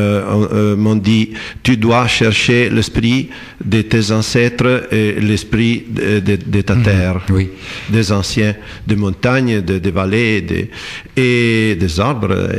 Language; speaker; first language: French; non-native, fluent; Italian